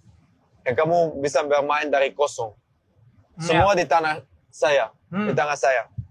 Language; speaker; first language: Indonesian; non-native, learner; Dutch